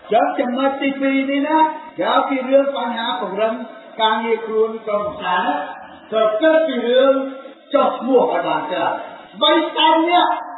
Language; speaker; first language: Khmer; native; Khmer